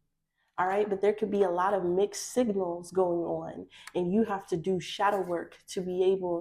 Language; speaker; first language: English; native; English